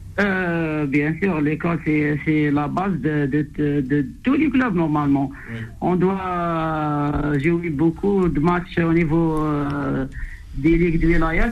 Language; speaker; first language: French; non-native, local second language; Arabic